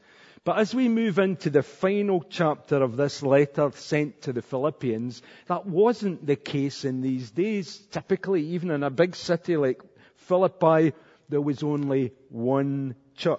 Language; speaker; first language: English; native; English